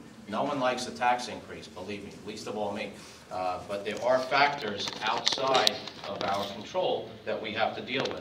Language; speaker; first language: English; native; English